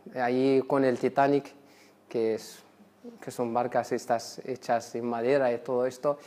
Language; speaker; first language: Spanish; non-native, fluent; Arabic